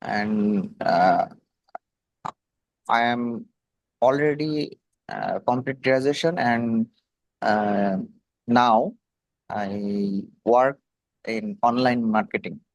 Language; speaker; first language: English; non-native, learner; Bangla